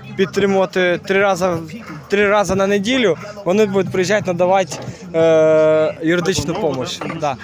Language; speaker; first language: Ukrainian; non-native, local second language; Russian